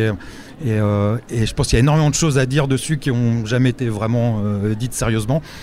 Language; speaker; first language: French; native; French